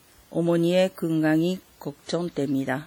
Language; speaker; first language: Korean; non-native, fluent; Japanese